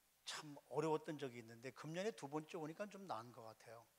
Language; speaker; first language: Korean; native; Korean